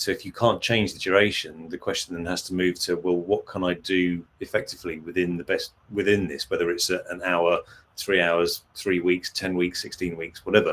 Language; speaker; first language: English; native; English